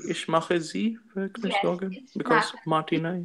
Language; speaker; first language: German; non-native, learner; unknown